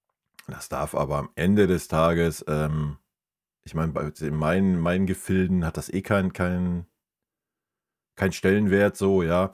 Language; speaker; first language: German; native; German